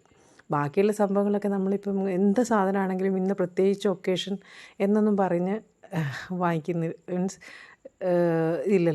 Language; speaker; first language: Malayalam; native; Malayalam